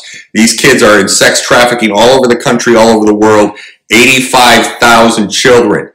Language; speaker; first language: English; native; English